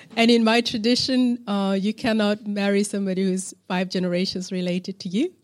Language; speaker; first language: English; non-native, local second language; Acoli